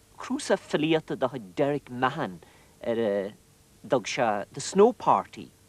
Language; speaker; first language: Irish; native; Irish